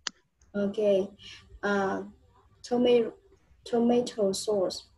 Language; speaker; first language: English; non-native, fluent; Vietnamese